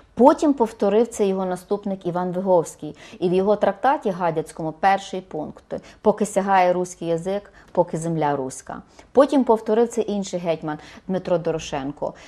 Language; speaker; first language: Ukrainian; native; Ukrainian